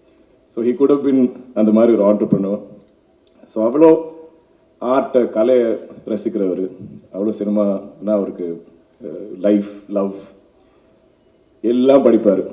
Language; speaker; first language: Tamil; non-native, local second language; Malayalam